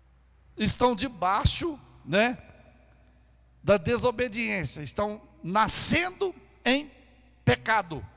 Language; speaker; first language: Portuguese; native; Portuguese